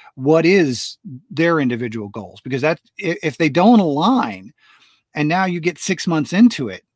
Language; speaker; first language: English; native; English